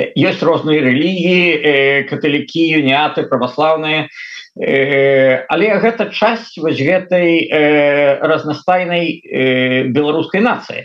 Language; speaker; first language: Belarusian; non-native, local second language; Russian